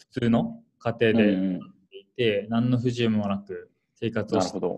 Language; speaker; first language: Japanese; native; Japanese